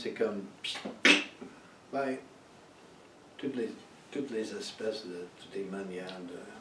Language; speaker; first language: French; non-native, learner; English